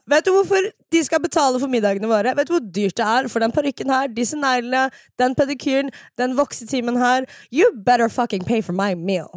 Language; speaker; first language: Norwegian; early bilingual, other home language; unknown